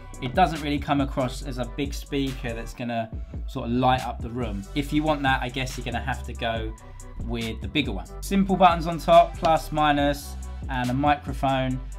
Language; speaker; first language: English; native; English